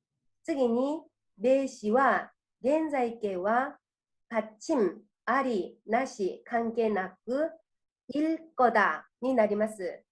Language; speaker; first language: Japanese; non-native, fluent; Korean